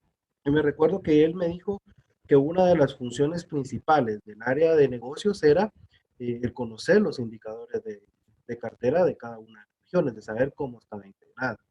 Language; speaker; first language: Spanish; native; Spanish